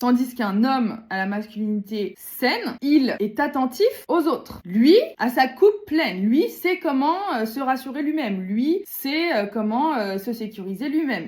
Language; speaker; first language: French; native; French